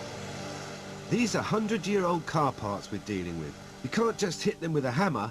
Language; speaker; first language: English; native; English